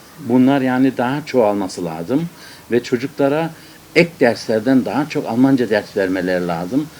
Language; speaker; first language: Turkish; native; Turkish